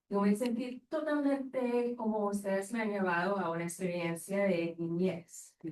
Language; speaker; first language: Spanish; non-native, fluent; English